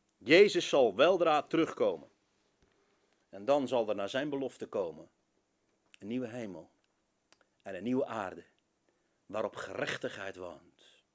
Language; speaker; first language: Dutch; native; Dutch